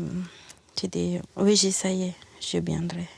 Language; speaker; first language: French; non-native, learner; Filipino